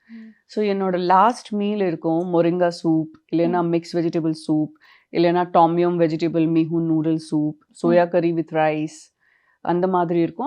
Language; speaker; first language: Tamil; non-native, fluent; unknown